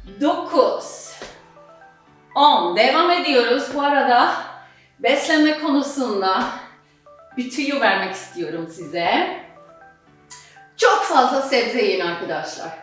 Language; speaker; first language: Turkish; non-native, fluent; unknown